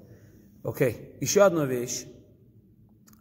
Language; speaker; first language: Russian; early bilingual, heritage; Russian